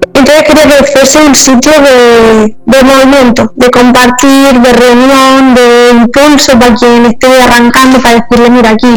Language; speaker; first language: Spanish; native; Spanish